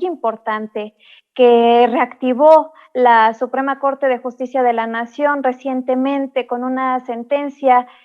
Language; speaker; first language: Spanish; native; Spanish